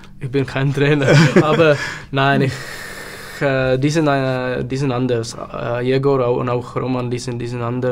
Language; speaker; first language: German; non-native, learner; Czech